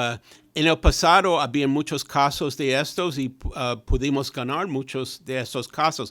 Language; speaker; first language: Spanish; non-native, fluent; English